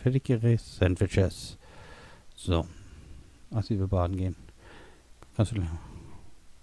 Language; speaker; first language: German; native; German